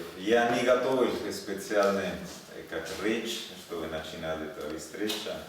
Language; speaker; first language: Russian; non-native, learner; Spanish